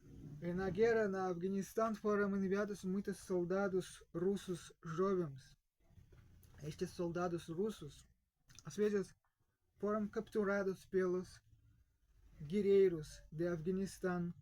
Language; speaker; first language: Portuguese; non-native, fluent; Russian